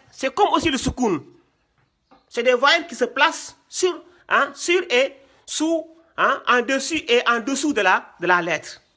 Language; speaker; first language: French; non-native, local second language; Wolof